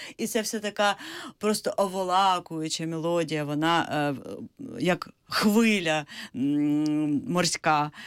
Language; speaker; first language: Ukrainian; non-native, local second language; Crimean Tatar